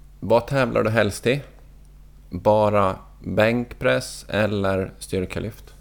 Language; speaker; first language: Swedish; native; Swedish